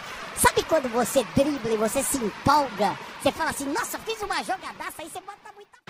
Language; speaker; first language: Portuguese; native; Portuguese